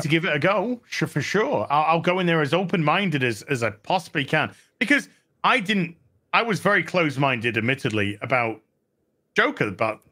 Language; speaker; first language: English; native; English